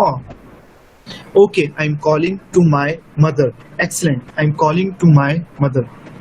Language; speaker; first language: English; non-native, local second language; Urdu